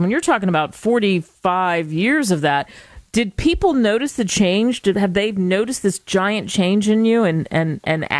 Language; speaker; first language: English; native; English